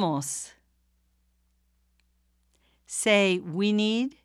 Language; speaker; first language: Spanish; non-native, fluent; English